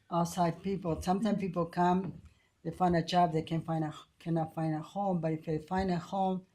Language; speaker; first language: English; non-native, fluent; Spanish